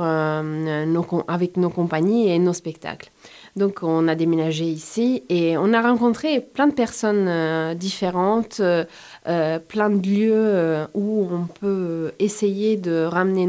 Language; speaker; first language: French; non-native, fluent; Italian